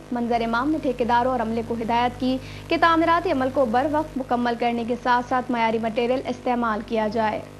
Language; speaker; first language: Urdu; native; Urdu